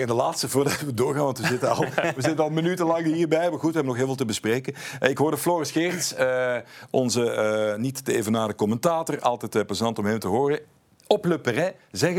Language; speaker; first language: Dutch; native; Dutch